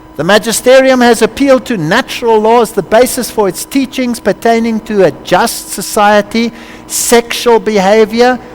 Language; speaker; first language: English; non-native, local second language; Afrikaans